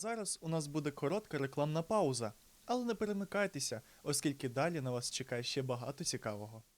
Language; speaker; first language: Ukrainian; native; Ukrainian